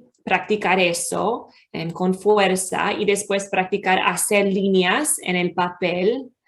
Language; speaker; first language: Spanish; non-native, fluent; English